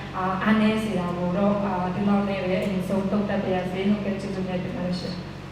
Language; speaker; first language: Burmese; non-native, local second language; Shwe Palaung